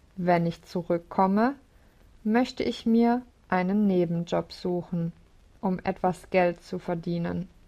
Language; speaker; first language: German; non-native, learner; English